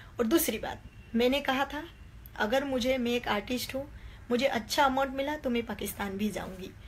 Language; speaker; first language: Hindi; non-native, local second language; Nepali